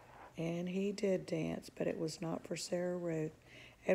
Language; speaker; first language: English; native; English